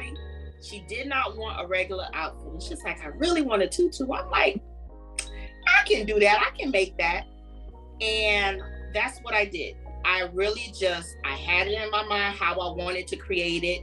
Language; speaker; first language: English; native; English